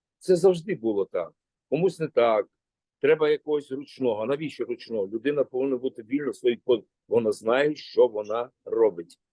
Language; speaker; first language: Ukrainian; native; Ukrainian